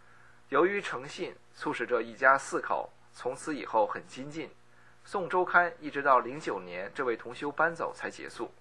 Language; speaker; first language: Chinese; native; Chinese